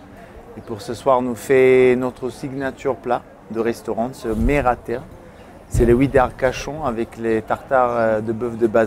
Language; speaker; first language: French; non-native, learner; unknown